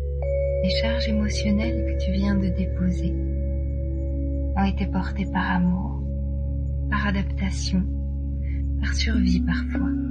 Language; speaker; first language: French; native; French